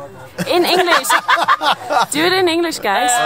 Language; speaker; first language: English; non-native, fluent; Dutch